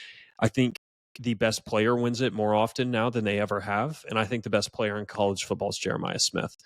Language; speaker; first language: English; native; English